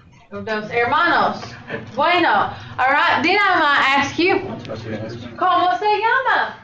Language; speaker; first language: Spanish; non-native, fluent; English